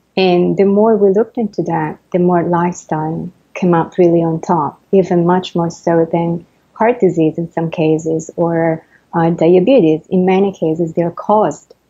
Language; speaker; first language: English; non-native, fluent; Italian